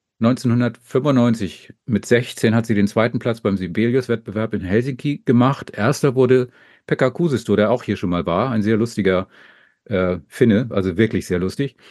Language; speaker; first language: German; native; German